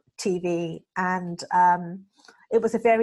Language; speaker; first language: English; native; English